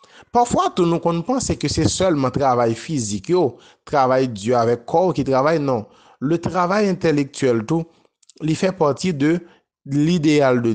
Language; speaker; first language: French; non-native, local second language; Haitian Creole